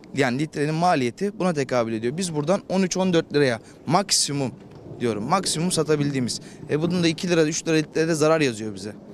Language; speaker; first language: Turkish; native; Turkish